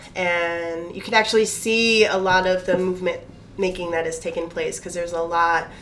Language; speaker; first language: English; native; English